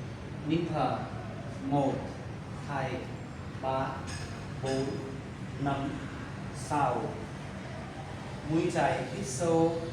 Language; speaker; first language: Vietnamese; non-native, learner; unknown